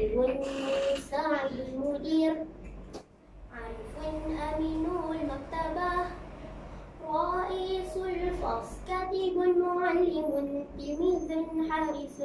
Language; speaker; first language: Arabic; non-native, learner; Malay